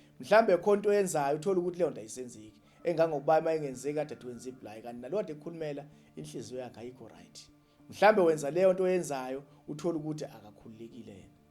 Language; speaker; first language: Zulu; native; Zulu